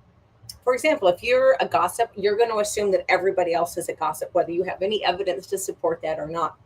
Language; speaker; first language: English; native; English